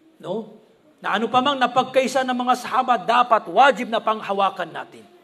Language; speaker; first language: Filipino; non-native, local second language; Maranao